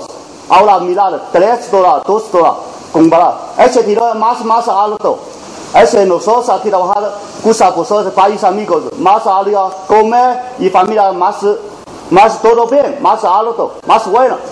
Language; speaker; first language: Spanish; non-native, learner; Chinese